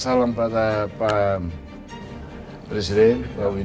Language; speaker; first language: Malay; non-native, local second language; Portuguese